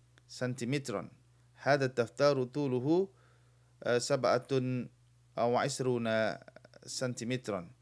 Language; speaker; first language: Arabic; non-native, fluent; Indonesian